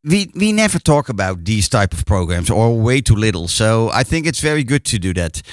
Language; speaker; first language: English; non-native, fluent; Dutch